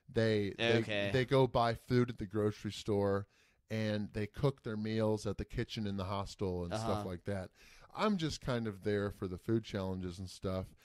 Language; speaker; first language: English; native; English